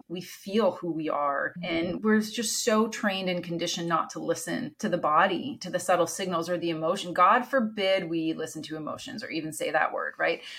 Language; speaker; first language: English; non-native, fluent; Italian